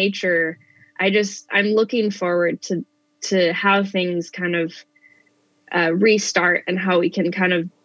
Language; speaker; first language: English; native; English